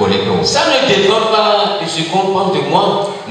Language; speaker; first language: French; non-native, local second language; Ewe